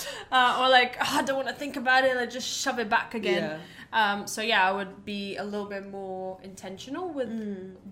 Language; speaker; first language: English; non-native, fluent; Latvian